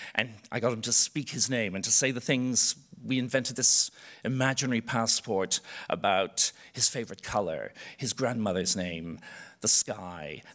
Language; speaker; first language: English; native; English